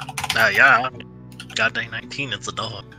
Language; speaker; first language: English; native; English